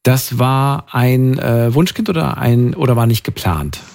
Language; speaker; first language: German; native; German